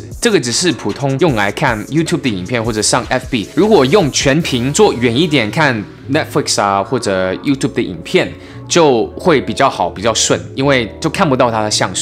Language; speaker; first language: Chinese; early bilingual, heritage; English